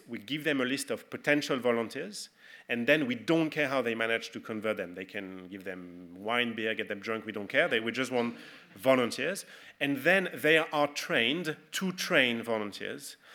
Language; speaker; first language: English; non-native, fluent; French